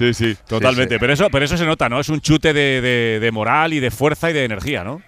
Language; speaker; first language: Spanish; native; Spanish